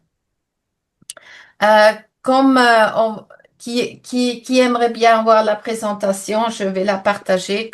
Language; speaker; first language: French; non-native, fluent; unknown